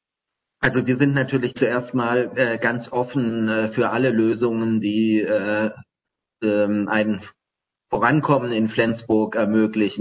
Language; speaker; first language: German; native; German